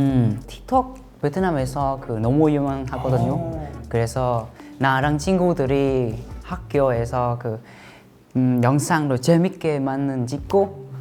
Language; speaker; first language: Korean; non-native, learner; Vietnamese